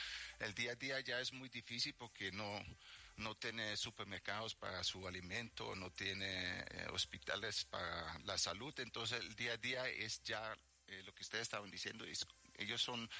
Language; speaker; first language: Spanish; native; Spanish